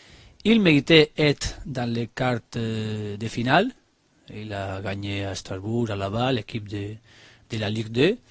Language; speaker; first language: French; non-native, learner; Spanish